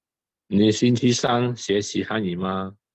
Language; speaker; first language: Chinese; non-native, learner; Indonesian